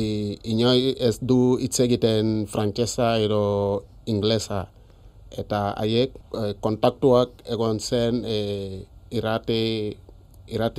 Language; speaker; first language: Basque; non-native, learner; Wolof